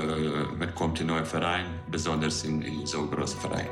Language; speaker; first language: German; non-native, fluent; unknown